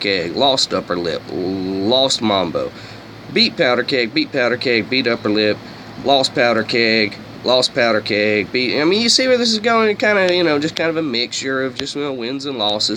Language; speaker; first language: English; native; English